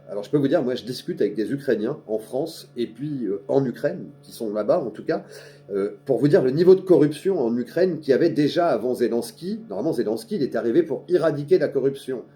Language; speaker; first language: French; native; French